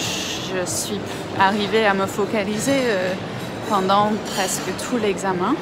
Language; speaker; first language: French; non-native, fluent; English